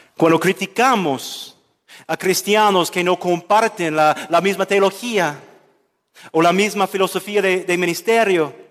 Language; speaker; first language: Spanish; non-native, fluent; English